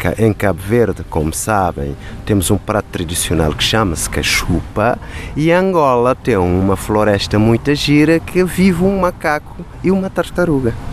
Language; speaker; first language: Portuguese; non-native, local second language; Kabuverdianu